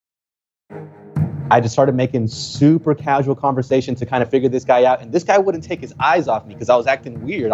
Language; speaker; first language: English; early bilingual, other home language; Spanish